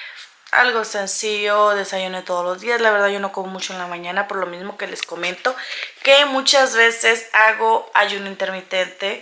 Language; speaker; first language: Spanish; native; Spanish